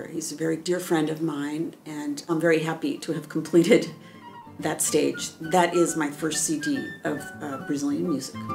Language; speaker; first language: English; native; English